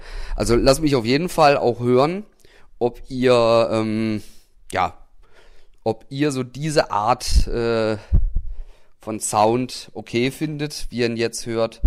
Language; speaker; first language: German; native; German